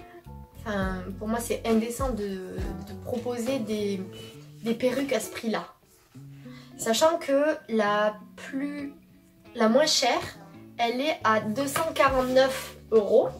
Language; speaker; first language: French; native; French